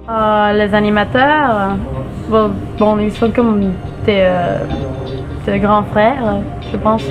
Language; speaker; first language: French; non-native, learner; English